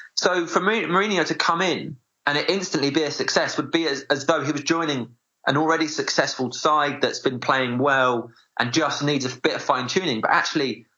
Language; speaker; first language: English; native; English